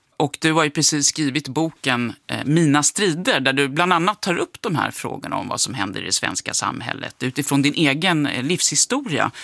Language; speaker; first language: Swedish; native; Swedish